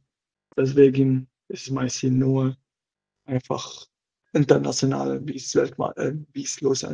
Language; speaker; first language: German; non-native, local second language; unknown